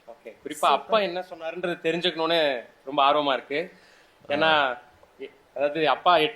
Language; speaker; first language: Tamil; native; Tamil